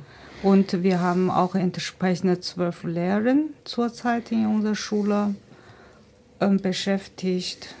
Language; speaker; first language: German; non-native, fluent; Chinese